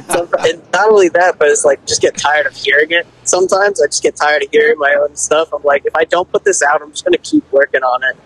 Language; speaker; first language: English; native; English